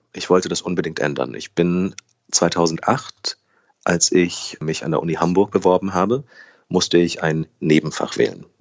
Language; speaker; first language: German; early bilingual, other home language; Portuguese